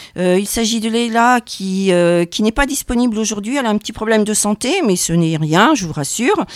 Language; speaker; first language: French; native; French